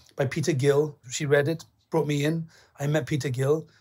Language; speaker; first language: English; native; English